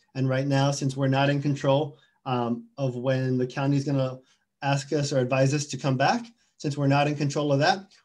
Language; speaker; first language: English; early bilingual, other home language; Spanish